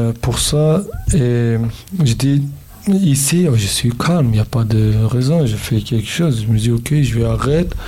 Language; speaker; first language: French; non-native, learner; Kurdish